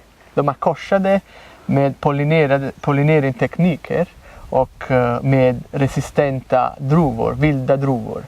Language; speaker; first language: Swedish; non-native, fluent; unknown